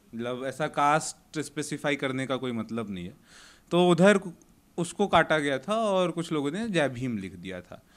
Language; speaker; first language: Hindi; native; Hindi